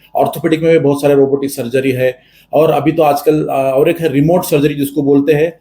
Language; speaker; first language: Hindi; non-native, local second language; Marathi